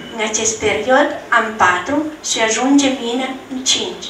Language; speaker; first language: Romanian; non-native, learner; Italian